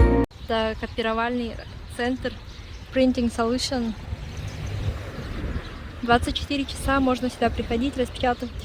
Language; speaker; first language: Russian; non-native, local second language; Tuvinian